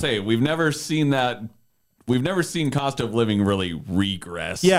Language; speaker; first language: English; native; English